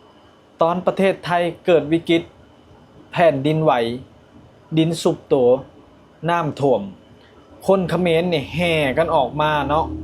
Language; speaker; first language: Thai; non-native, local second language; Lao